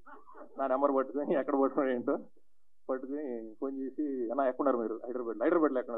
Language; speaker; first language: Telugu; native; Telugu